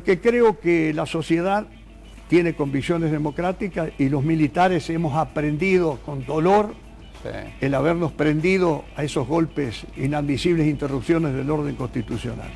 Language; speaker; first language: Spanish; native; Spanish